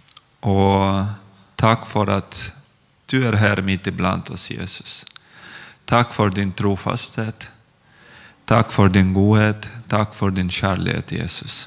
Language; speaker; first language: Norwegian; non-native, fluent; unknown